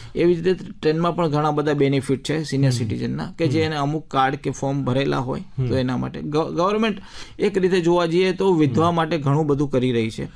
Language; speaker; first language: Gujarati; native; Gujarati